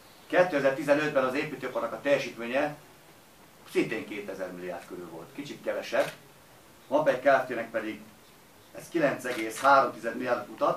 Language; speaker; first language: Hungarian; native; Hungarian